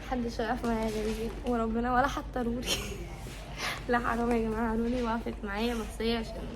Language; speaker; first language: Arabic; native; Arabic